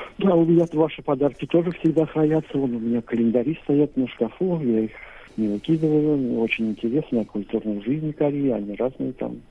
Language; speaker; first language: Russian; native; Russian